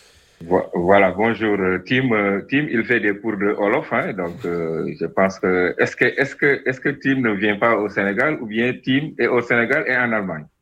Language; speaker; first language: French; non-native, local second language; Wolof